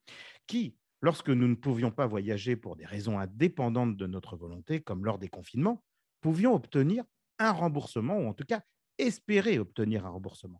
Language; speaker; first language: French; native; French